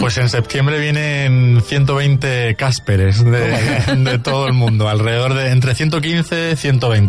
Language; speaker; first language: Spanish; native; Spanish